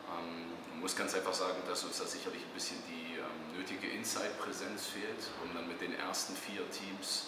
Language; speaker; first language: German; native; German